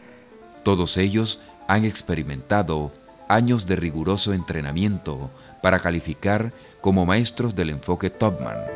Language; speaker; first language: Spanish; native; Spanish